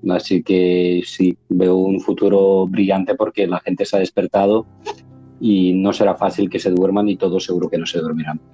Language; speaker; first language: Spanish; non-native, fluent; Ukrainian